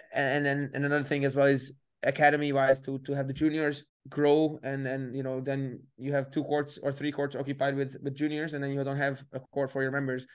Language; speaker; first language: English; native; English